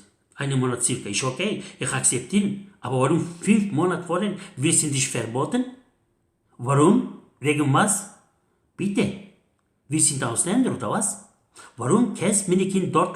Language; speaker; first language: German; non-native, learner; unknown